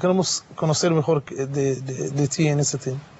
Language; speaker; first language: Spanish; non-native, fluent; Arabic